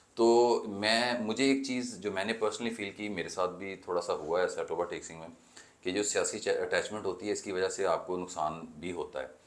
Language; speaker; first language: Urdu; native; Urdu